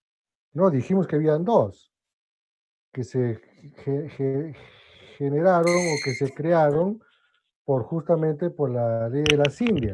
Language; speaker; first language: Spanish; native; Spanish